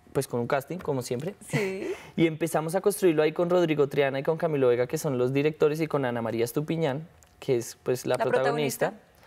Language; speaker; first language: Spanish; native; Spanish